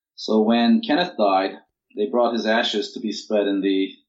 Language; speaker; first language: English; non-native, fluent; Turkish